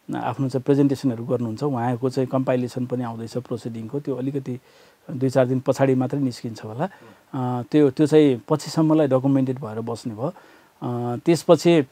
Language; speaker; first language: Nepali; native; Nepali